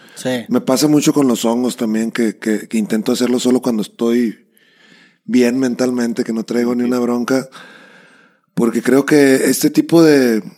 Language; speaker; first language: Spanish; native; Spanish